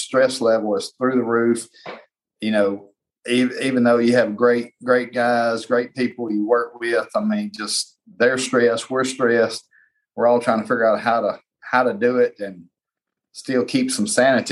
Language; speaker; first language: English; native; English